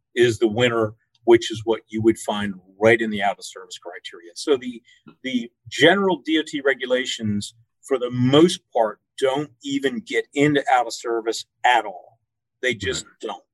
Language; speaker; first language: English; native; English